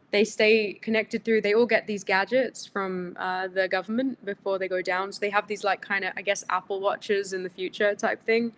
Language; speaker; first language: English; early bilingual, other home language; Greek